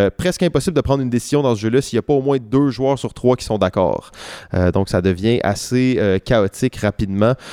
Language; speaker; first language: French; native; French